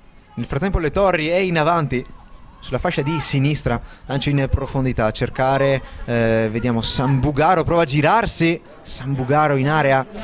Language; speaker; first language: Italian; native; Italian